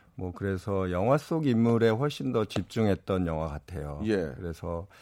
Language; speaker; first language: Korean; native; Korean